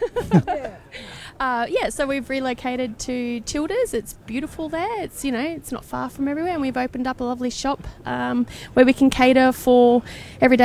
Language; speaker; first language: English; native; English